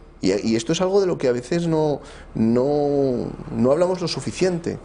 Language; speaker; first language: Spanish; native; Spanish